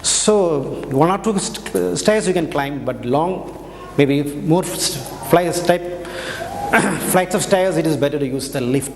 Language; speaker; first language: English; non-native, local second language; Malayalam